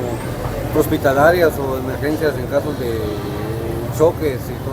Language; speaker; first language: Spanish; native; Spanish